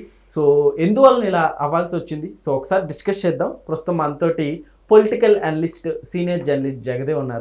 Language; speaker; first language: Telugu; native; Telugu